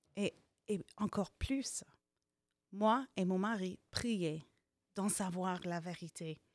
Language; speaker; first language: French; non-native, fluent; English